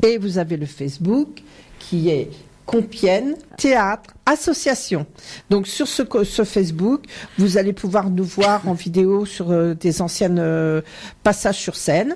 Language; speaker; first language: French; native; French